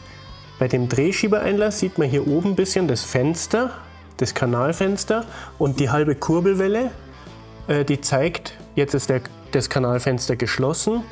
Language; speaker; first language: German; native; German